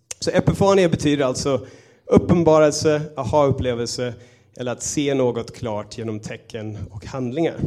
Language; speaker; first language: Swedish; native; Swedish